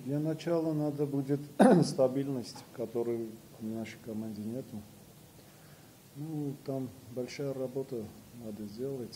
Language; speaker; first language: Russian; non-native, fluent; Armenian